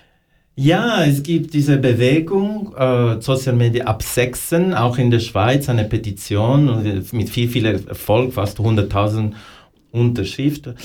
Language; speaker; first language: German; non-native, learner; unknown